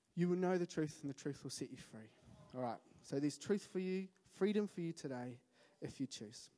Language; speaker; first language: English; native; English